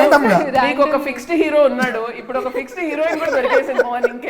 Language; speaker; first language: Telugu; native; Telugu